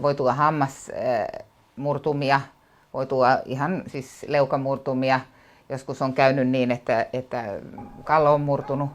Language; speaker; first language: Finnish; native; Finnish